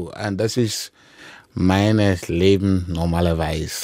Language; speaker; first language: German; non-native, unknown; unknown